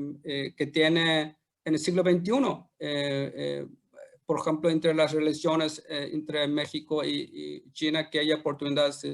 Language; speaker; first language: Spanish; non-native, fluent; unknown